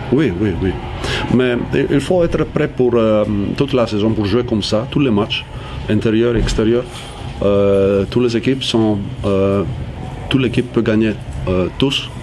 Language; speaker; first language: French; non-native, fluent; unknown